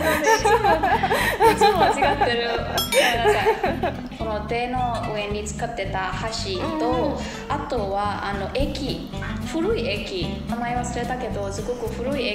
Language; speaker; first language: Japanese; non-native, fluent; Burmese